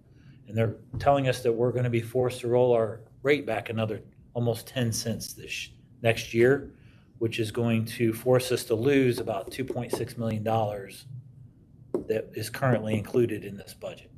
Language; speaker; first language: English; native; English